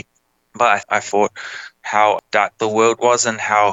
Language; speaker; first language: English; native; English